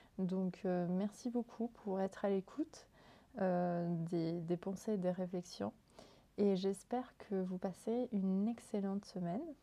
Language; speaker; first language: French; non-native, fluent; Spanish